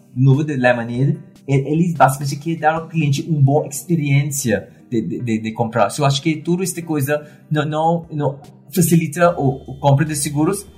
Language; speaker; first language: Portuguese; non-native, fluent; English